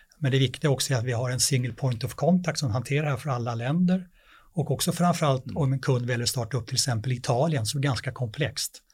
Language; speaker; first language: Swedish; native; Swedish